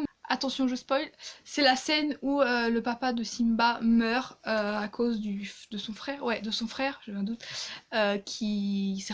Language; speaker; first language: French; native; French